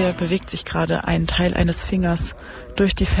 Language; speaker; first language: German; native; German